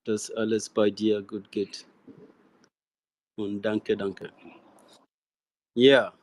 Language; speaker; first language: German; non-native, learner; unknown